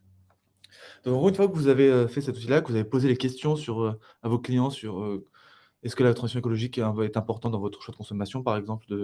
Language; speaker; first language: French; native; French